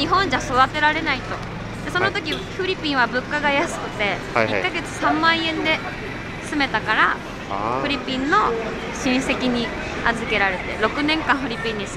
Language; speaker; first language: Japanese; early bilingual, other home language; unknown